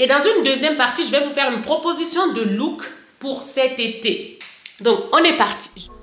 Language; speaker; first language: French; native; French